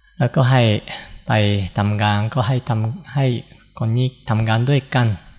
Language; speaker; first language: Thai; non-native, fluent; Japanese